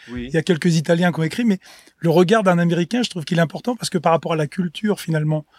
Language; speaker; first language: French; native; French